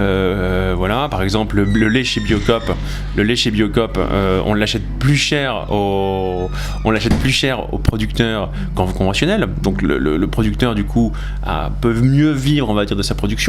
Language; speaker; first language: French; native; French